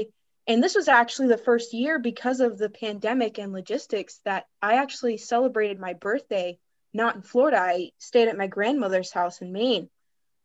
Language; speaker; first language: English; native; English